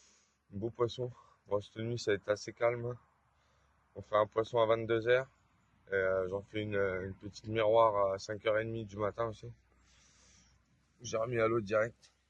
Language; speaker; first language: French; native; French